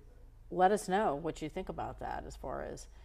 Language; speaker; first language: English; native; English